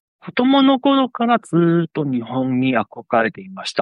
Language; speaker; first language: Japanese; non-native, fluent; Chinese